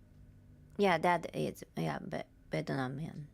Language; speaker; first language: English; non-native, learner; Japanese